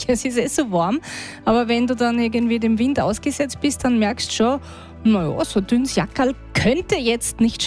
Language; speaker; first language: German; native; German